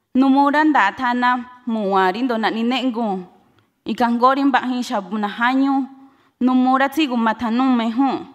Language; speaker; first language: Spanish; non-native, local second language; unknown